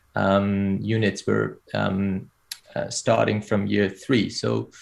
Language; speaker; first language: English; non-native, fluent; Persian